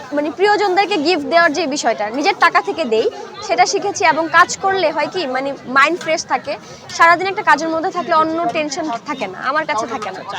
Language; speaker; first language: Bangla; native; Bangla